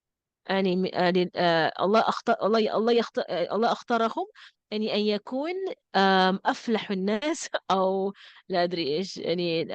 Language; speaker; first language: Arabic; non-native, fluent; English